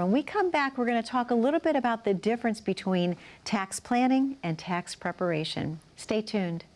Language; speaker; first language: English; native; English